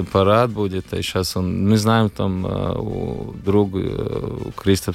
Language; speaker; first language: Russian; non-native, local second language; Latvian